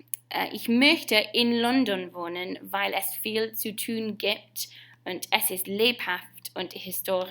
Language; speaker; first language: German; non-native, fluent; English